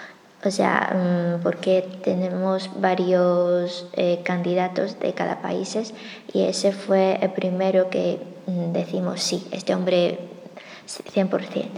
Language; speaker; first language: Spanish; non-native, fluent; Chinese